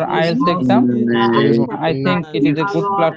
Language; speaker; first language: English; non-native, learner; Bangla